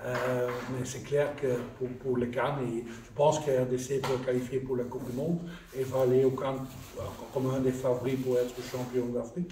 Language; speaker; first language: French; non-native, fluent; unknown